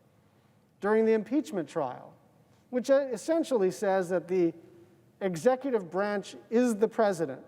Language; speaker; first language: English; native; English